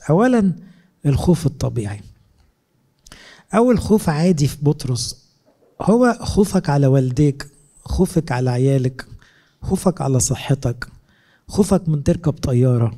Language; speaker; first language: Arabic; native; Arabic